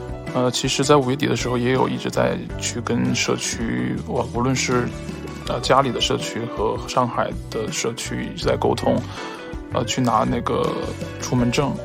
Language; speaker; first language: Chinese; native; Chinese